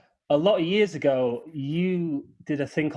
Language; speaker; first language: English; native; English